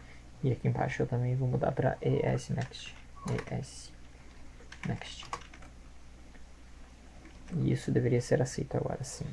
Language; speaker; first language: Portuguese; native; Portuguese